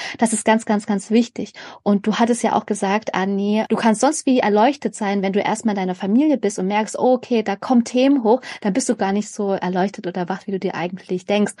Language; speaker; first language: German; early bilingual, other home language; Vietnamese